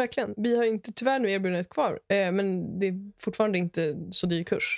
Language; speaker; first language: Swedish; native; Swedish